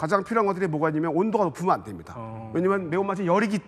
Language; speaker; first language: Korean; native; Korean